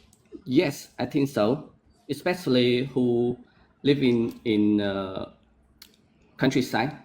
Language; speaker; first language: English; non-native, learner; Vietnamese